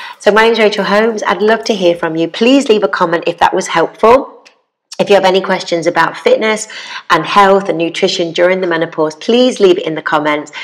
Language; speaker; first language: English; native; English